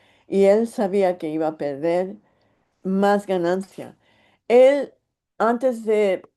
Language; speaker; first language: Spanish; early bilingual, heritage; English